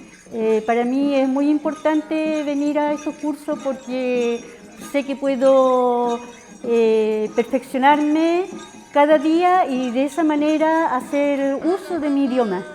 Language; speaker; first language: Spanish; non-native, local second language; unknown